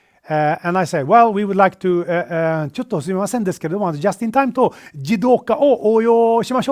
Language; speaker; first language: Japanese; non-native, fluent; Swedish